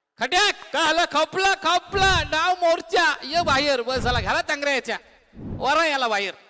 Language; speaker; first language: Marathi; native; Marathi